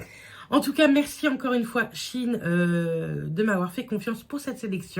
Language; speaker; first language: French; native; French